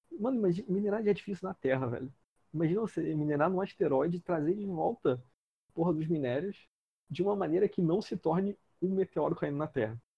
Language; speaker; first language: Portuguese; native; Portuguese